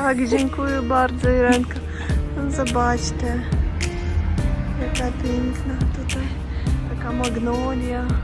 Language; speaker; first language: Polish; non-native, learner; Russian